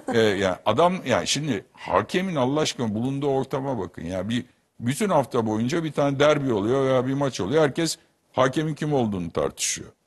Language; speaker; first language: Turkish; native; Turkish